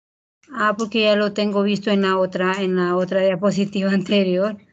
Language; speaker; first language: Spanish; native; Spanish